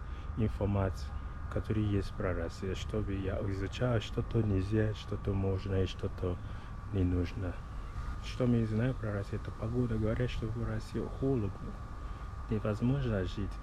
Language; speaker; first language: Russian; non-native, learner; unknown